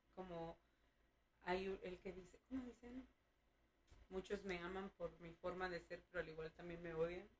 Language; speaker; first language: Spanish; early bilingual, heritage; Spanish